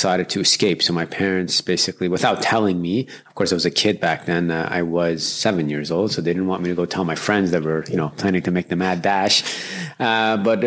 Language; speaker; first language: English; native; English